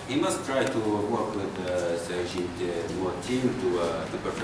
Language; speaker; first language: English; non-native, fluent; Arabic